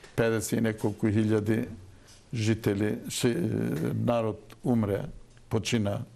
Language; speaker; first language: Macedonian; non-native, local second language; Turkish